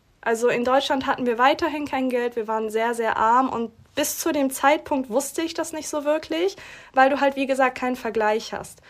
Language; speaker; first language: German; early bilingual, other home language; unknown